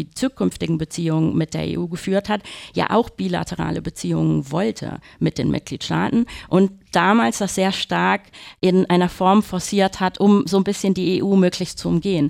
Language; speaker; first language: German; native; German